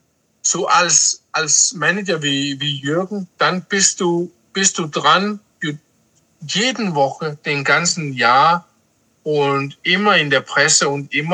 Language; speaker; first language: German; non-native, fluent; English